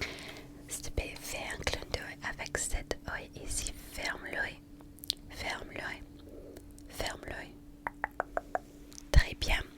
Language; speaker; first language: French; non-native, fluent; English